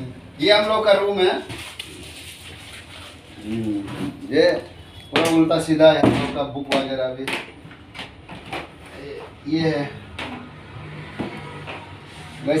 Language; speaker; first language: Hindi; non-native, local second language; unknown